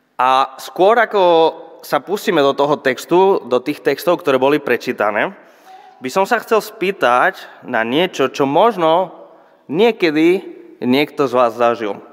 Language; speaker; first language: Slovak; non-native, fluent; Spanish